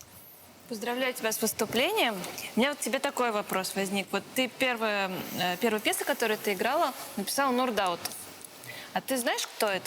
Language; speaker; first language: Russian; native; Russian